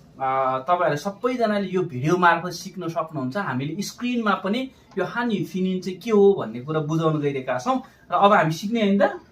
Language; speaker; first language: Nepali; native; Nepali